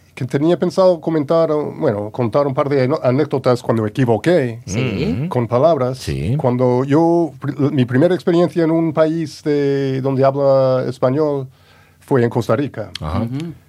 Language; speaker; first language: Spanish; non-native, fluent; English